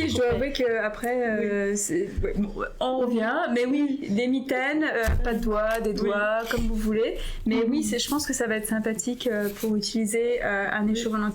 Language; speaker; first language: French; native; French